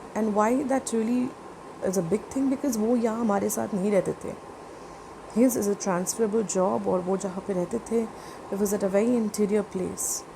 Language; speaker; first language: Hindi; non-native, local second language; Bangla